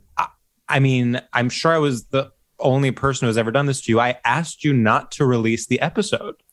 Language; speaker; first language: English; early bilingual, other home language; Greek